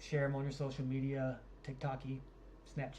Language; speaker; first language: English; native; English